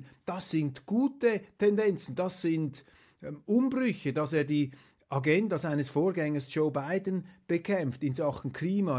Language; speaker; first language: German; native; German